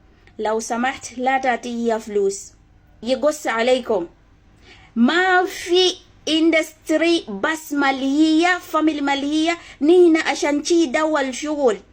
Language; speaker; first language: Arabic; non-native, learner; Ganda